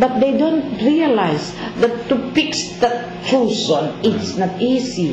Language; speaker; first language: English; non-native, local second language; Filipino